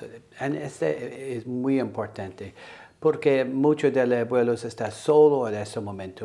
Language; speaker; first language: Spanish; non-native, learner; English